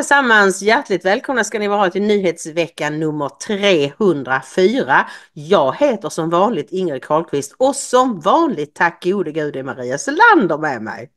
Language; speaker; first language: Swedish; native; Swedish